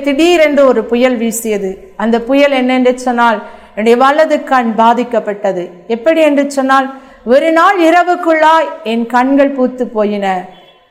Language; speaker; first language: Tamil; native; Tamil